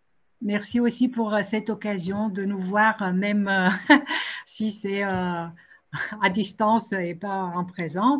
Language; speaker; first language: French; non-native, fluent; Romanian